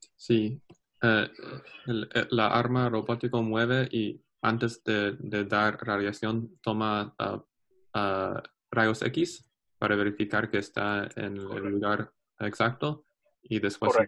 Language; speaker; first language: Spanish; non-native, learner; English